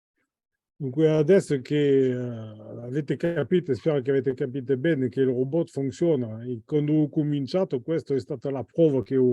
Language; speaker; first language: Italian; non-native, fluent; French